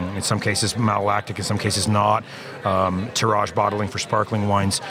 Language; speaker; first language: English; native; English